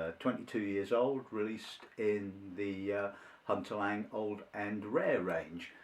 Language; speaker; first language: English; native; English